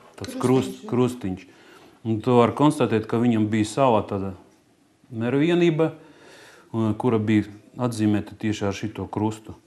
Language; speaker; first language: Latvian; non-native, local second language; Russian